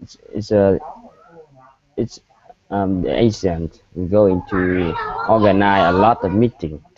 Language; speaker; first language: English; non-native, learner; Vietnamese